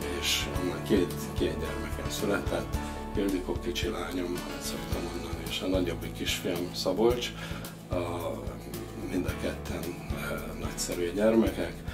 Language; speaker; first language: Hungarian; native; Hungarian